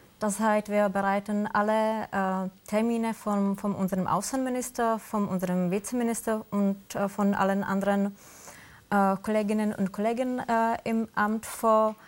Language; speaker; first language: German; non-native, fluent; Czech